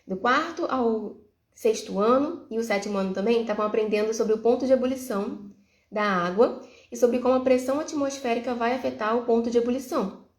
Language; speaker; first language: Portuguese; native; Portuguese